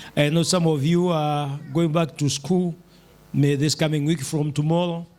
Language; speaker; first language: English; non-native, local second language; Swahili